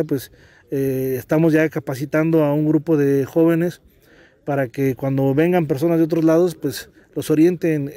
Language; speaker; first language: Spanish; native; Spanish